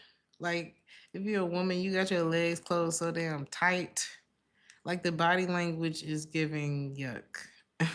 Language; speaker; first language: English; native; English